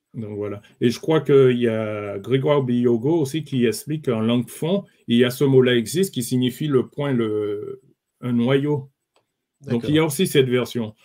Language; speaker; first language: French; native; French